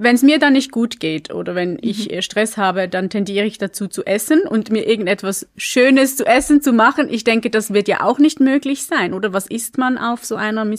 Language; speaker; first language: German; native; German